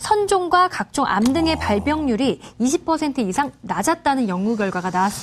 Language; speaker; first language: Korean; native; Korean